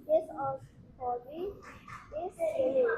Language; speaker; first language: English; non-native, learner; Indonesian